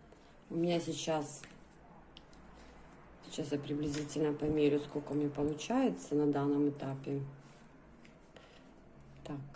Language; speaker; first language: Russian; native; Russian